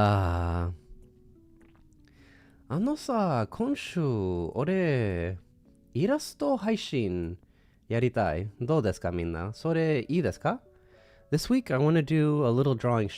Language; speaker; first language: Japanese; non-native, learner; English